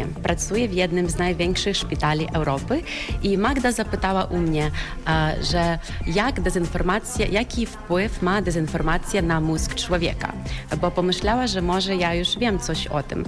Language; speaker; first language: Polish; non-native, fluent; Ukrainian